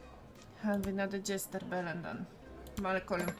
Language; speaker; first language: Dutch; non-native, learner; Polish